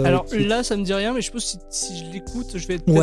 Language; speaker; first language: French; native; French